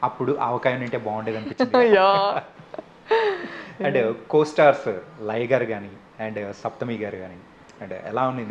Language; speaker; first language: Telugu; native; Telugu